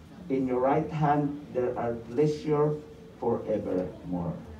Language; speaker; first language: English; non-native, local second language; Filipino